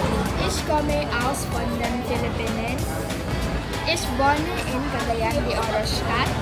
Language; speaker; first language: German; non-native, learner; Cebuano